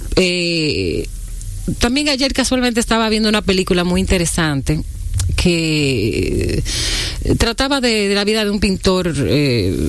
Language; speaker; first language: Spanish; native; Spanish